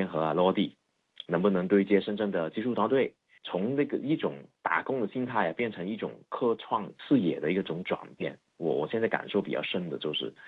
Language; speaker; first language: Chinese; non-native, fluent; Cantonese